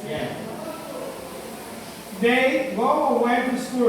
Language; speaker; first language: English; non-native, learner; Spanish